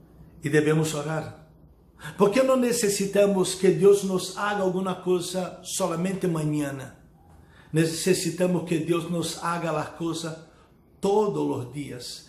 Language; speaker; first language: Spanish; non-native, fluent; Portuguese